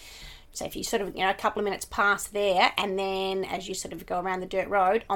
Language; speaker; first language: English; native; English